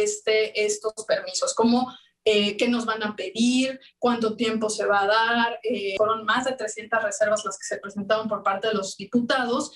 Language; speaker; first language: Spanish; native; Spanish